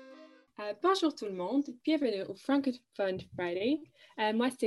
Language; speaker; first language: French; non-native, fluent; English